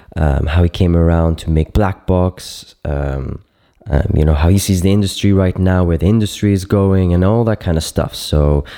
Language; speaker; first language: English; non-native, fluent; Greek